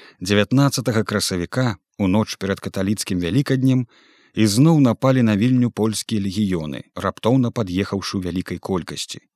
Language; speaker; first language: Belarusian; native; Belarusian